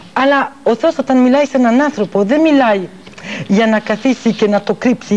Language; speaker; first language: Greek; early bilingual, heritage; Greek